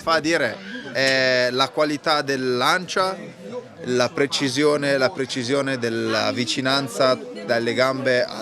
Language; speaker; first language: Italian; native; Italian